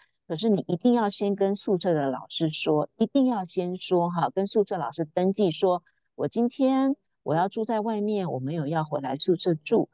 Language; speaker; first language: Chinese; native; Chinese